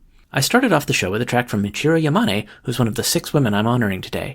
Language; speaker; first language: English; native; English